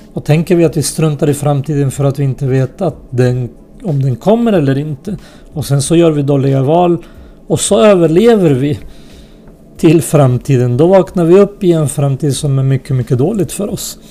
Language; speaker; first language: Swedish; early bilingual, other home language; Spanish